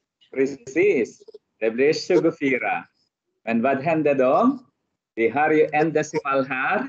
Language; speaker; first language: Swedish; non-native, fluent; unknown